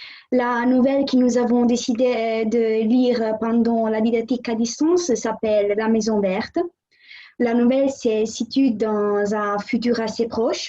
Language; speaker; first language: French; non-native, learner; Italian